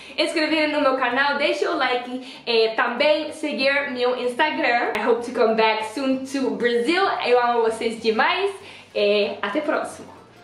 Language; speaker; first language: Portuguese; non-native, learner; Dutch